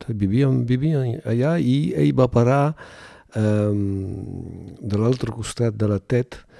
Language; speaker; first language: Catalan; non-native, local second language; French